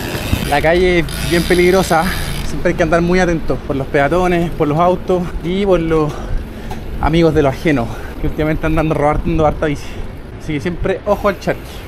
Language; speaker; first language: Spanish; native; Spanish